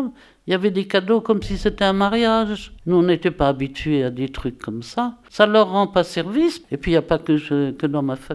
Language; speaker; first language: French; native; French